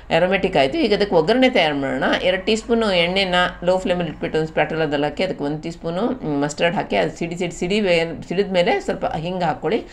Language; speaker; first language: Kannada; non-native, local second language; Konkani